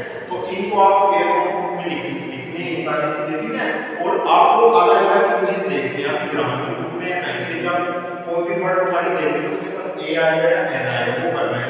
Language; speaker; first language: Hindi; native; Hindi